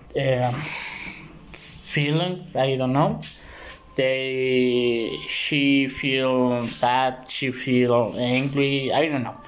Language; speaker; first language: English; non-native, learner; Spanish